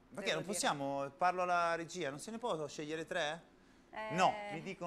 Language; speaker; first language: Italian; native; Italian